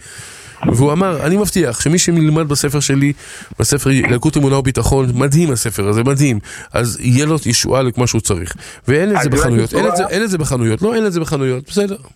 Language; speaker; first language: Hebrew; native; Hebrew